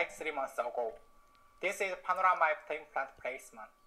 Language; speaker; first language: English; non-native, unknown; Korean